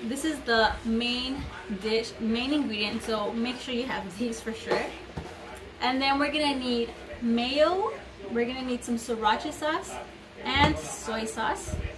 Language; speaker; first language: English; early bilingual, other home language; Spanish